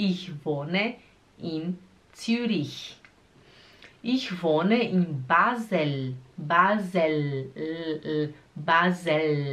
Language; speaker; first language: German; non-native, fluent; Portuguese